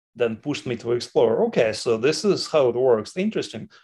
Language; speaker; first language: English; non-native, fluent; Russian